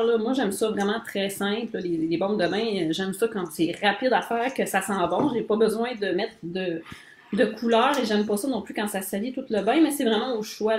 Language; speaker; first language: French; native; French